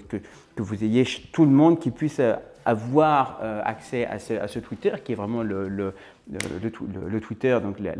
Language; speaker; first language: French; native; French